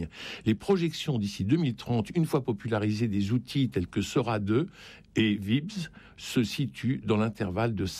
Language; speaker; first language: French; native; French